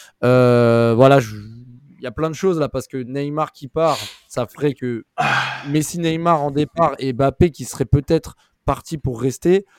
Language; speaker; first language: French; native; French